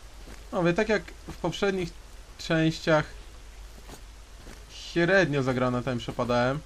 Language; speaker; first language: Polish; native; Polish